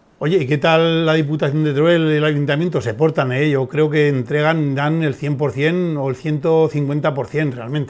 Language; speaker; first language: Spanish; native; Spanish